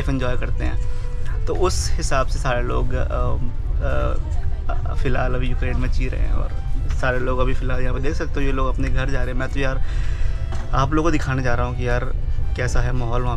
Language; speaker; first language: Hindi; native; Hindi